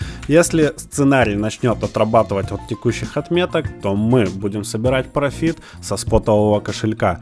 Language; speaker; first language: Russian; native; Russian